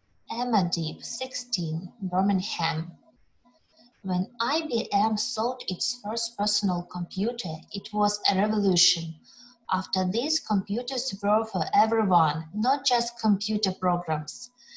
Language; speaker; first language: English; non-native, fluent; Ukrainian